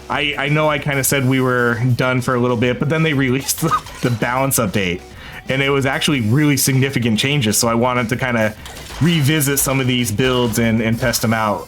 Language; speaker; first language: English; native; English